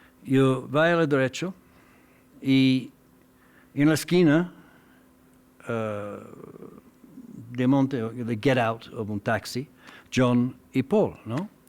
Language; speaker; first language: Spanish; non-native, learner; English